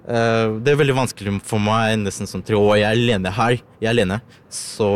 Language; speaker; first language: Norwegian; non-native, learner; Ukrainian